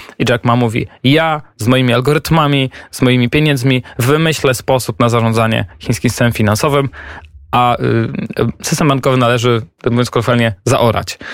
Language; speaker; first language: Polish; native; Polish